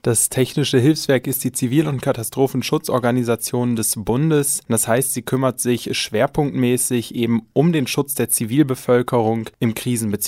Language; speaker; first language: German; native; German